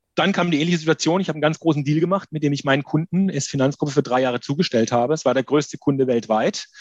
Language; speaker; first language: German; native; German